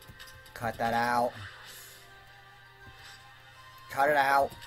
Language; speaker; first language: English; native; English